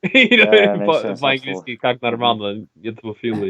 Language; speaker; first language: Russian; non-native, learner; English